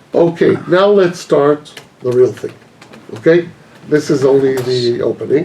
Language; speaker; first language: English; non-native, fluent; Hebrew